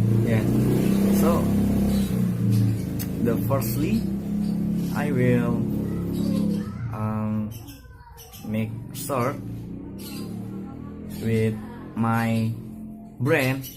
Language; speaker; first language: English; non-native, learner; Indonesian